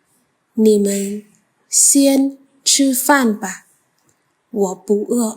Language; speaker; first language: Chinese; non-native, fluent; Khmer